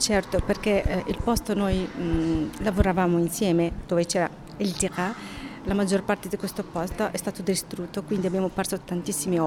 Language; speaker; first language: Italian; non-native, learner; Arabic